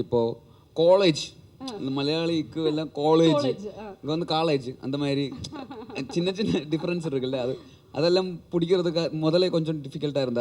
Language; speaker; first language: Tamil; non-native, learner; Malayalam